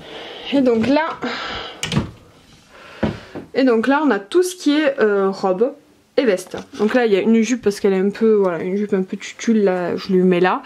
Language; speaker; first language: French; native; French